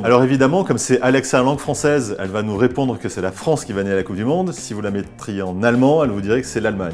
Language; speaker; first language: French; native; French